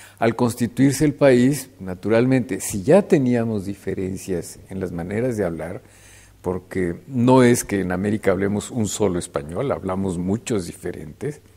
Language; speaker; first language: Spanish; native; Spanish